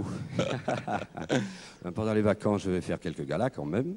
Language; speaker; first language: French; native; French